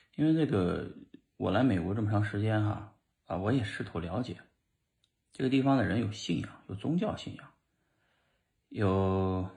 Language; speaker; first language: Chinese; native; Chinese